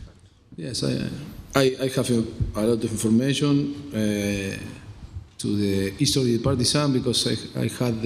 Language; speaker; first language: English; non-native, fluent; Spanish